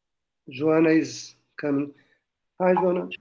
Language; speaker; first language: English; non-native, learner; Portuguese